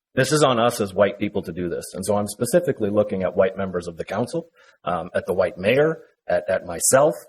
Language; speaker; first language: English; native; English